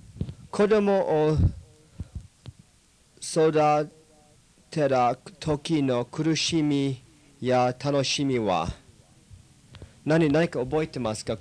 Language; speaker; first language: Japanese; early bilingual, heritage; English